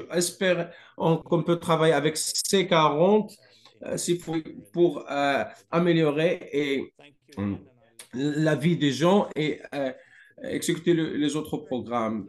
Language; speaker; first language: French; non-native, fluent; English